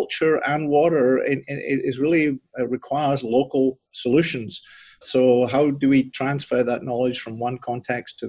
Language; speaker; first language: English; native; English